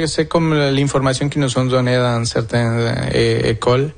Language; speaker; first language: French; non-native, fluent; Spanish